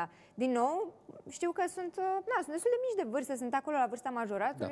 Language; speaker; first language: Romanian; native; Romanian